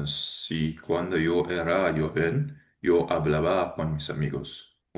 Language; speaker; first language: Spanish; non-native, learner; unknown